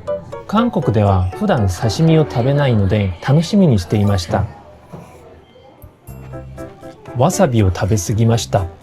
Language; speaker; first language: Japanese; non-native, fluent; Korean